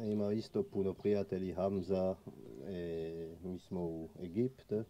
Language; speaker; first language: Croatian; non-native, learner; French